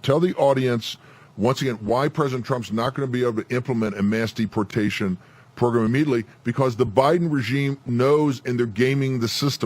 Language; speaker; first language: English; native; English